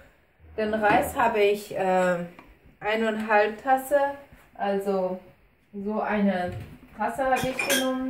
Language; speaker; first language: German; non-native, fluent; Persian